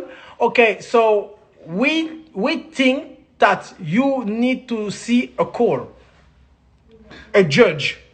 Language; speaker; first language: English; non-native, learner; French